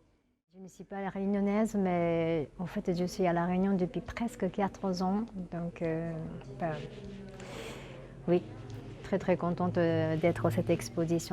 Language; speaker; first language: French; non-native, learner; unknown